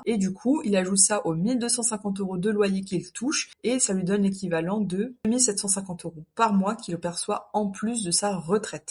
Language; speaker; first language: French; native; French